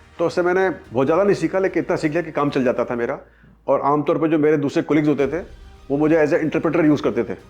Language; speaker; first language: Hindi; native; Hindi